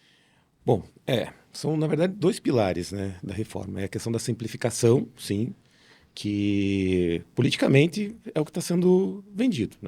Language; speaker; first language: Portuguese; native; Portuguese